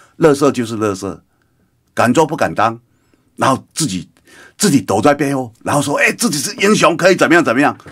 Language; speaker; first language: Chinese; native; Chinese